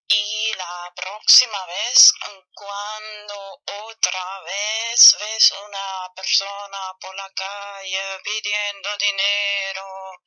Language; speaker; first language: Spanish; non-native, fluent; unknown